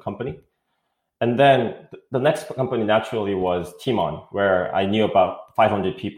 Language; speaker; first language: English; non-native, fluent; Korean